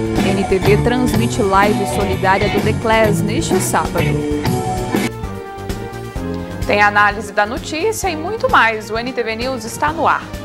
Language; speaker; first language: Portuguese; native; Portuguese